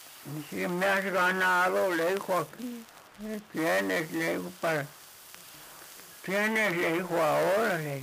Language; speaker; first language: Spanish; non-native, local second language; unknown